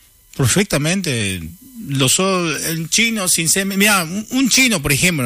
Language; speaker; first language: Spanish; non-native, learner; Chinese